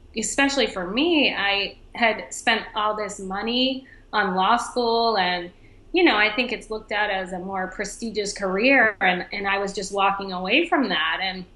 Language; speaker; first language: English; native; English